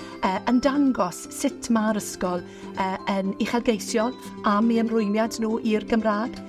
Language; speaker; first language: Welsh; native; Welsh